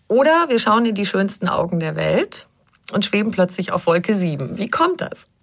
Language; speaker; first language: German; native; German